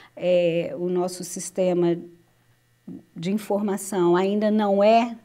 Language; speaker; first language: Portuguese; native; Portuguese